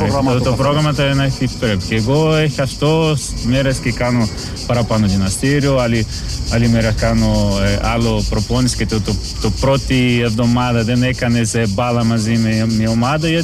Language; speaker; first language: Greek; non-native, learner; Portuguese